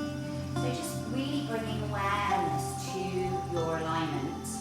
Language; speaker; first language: English; native; English